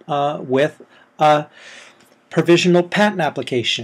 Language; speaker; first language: English; native; English